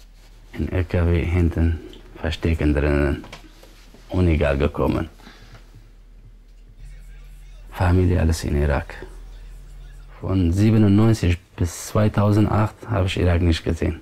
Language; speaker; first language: German; non-native, learner; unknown